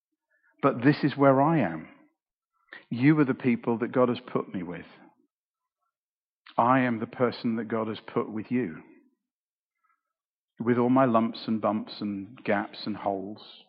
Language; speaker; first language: English; native; English